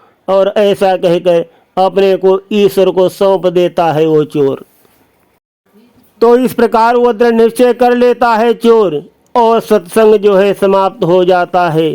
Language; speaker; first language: Hindi; native; Hindi